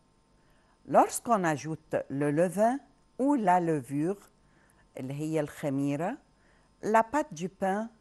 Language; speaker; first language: French; non-native, local second language; Arabic